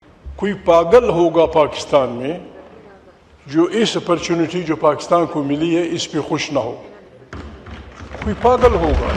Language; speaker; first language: Urdu; non-native, local second language; Pashto